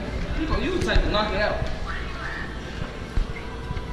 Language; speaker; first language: English; native; English